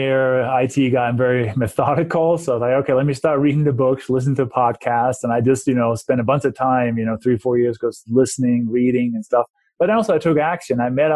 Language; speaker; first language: English; non-native, fluent; Danish